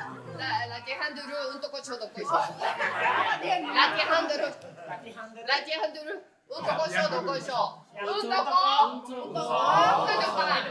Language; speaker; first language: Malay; non-native, learner; Japanese